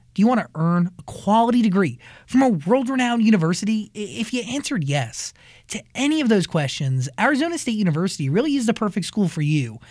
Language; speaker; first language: English; native; English